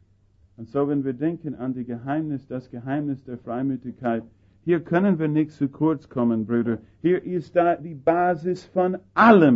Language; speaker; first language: German; non-native, fluent; English